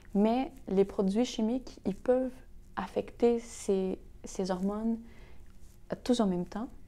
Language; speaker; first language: French; non-native, fluent; Portuguese